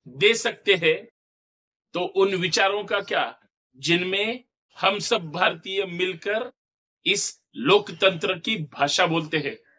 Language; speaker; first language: Hindi; non-native, local second language; Marathi